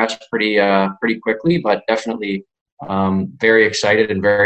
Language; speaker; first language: English; native; English